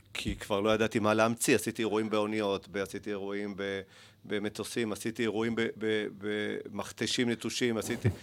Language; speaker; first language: Hebrew; early bilingual, other home language; Spanish